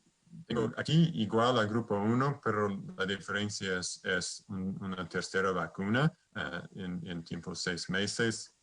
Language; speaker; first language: Spanish; non-native, fluent; English